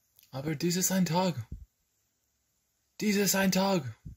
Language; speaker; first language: German; non-native, learner; English